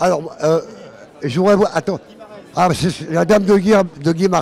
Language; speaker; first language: French; native; French